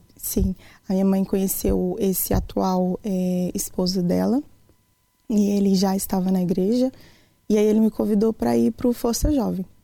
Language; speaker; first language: Portuguese; native; Portuguese